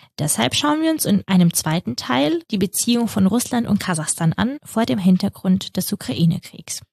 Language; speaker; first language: German; early bilingual, other home language; Russian